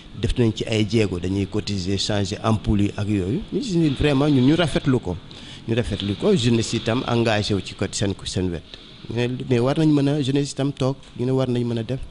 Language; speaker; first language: Wolof; non-native, local second language; Mandingo